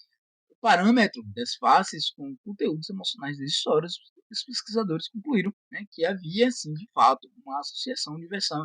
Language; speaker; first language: Portuguese; native; Portuguese